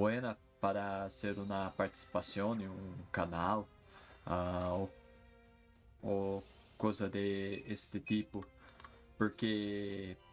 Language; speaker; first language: Spanish; non-native, learner; Portuguese